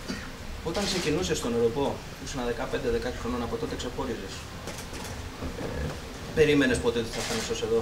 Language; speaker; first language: Greek; native; Greek